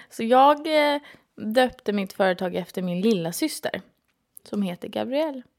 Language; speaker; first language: Swedish; native; Swedish